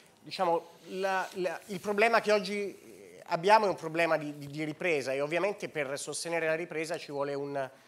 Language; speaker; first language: Italian; native; Italian